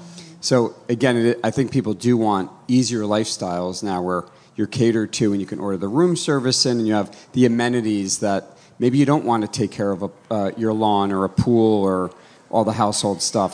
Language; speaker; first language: English; native; English